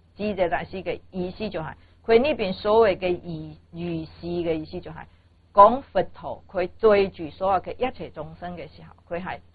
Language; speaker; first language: Cantonese; non-native, fluent; Chinese